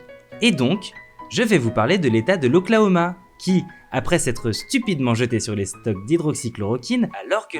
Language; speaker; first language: French; native; French